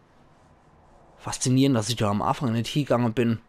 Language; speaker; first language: German; native; German